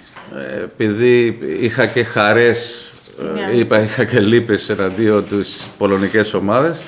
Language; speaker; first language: Greek; non-native, fluent; Spanish